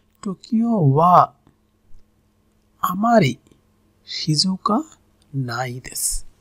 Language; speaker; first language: Japanese; non-native, fluent; Bangla